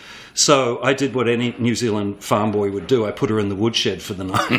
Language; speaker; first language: English; native; English